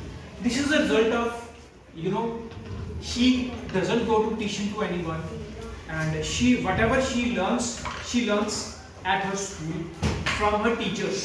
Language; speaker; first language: English; non-native, local second language; Hindi